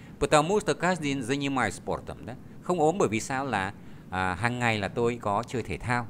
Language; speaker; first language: Vietnamese; native; Vietnamese